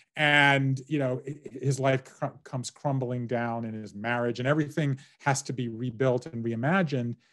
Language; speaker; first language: English; native; English